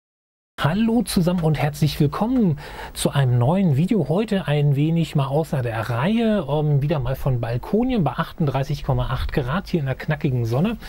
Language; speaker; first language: German; native; German